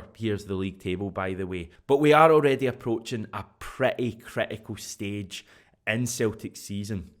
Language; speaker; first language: English; native; English